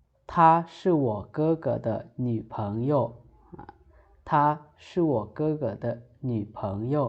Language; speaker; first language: Chinese; non-native, fluent; Lao